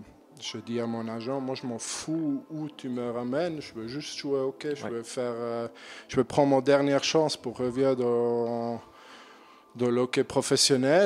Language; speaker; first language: French; non-native, learner; German